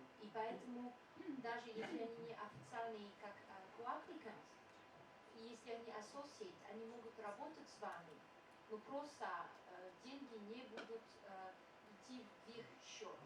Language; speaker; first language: Russian; non-native, fluent; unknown